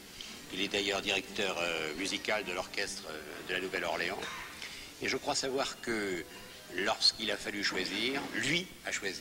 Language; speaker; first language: French; native; French